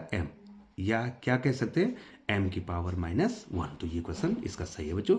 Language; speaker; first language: Hindi; native; Hindi